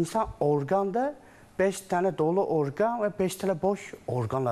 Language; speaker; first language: Turkish; non-native, learner; Chinese